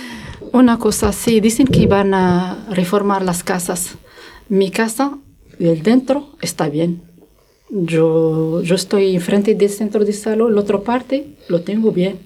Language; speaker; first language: Spanish; non-native, learner; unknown